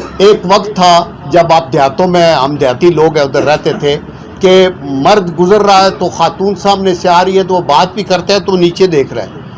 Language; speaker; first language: Urdu; non-native, local second language; Punjabi